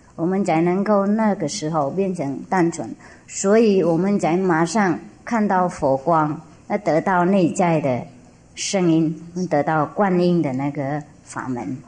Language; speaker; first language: Chinese; non-native, fluent; Vietnamese